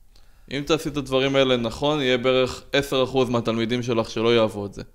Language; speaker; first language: Hebrew; native; Hebrew